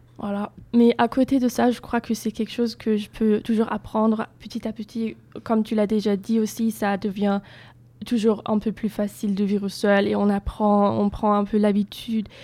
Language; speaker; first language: French; non-native, fluent; German